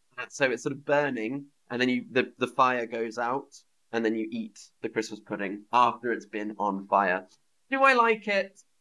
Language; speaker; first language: English; native; English